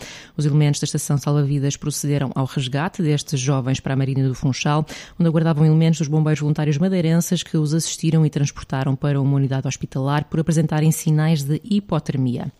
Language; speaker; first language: Portuguese; native; Portuguese